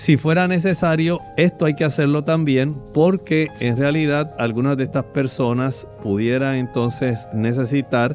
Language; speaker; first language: Spanish; native; Spanish